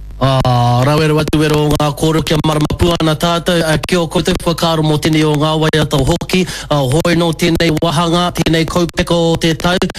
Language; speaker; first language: Māori; non-native, local second language; English